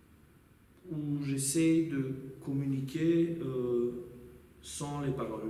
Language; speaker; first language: French; non-native, fluent; Romanian